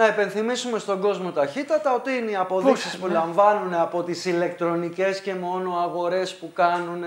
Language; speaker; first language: Greek; native; Greek